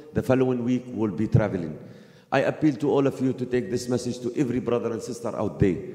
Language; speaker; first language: English; non-native, fluent; Arabic